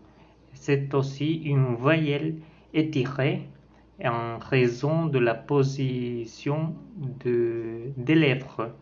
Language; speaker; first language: French; non-native, learner; Spanish